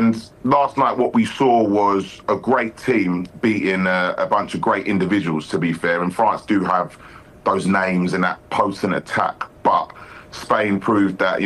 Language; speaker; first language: English; native; English